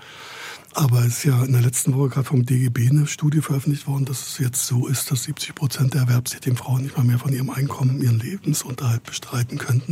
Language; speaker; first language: German; native; German